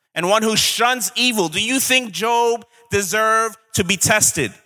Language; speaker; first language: English; native; English